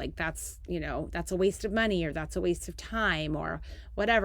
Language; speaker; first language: English; native; English